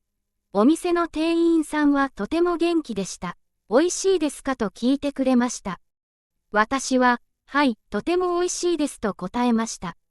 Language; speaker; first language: Japanese; non-native, fluent; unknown